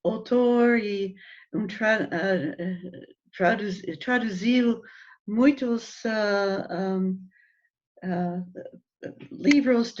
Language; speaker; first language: Portuguese; non-native, learner; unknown